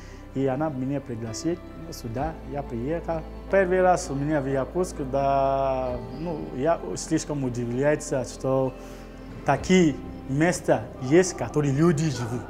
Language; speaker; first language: Russian; non-native, learner; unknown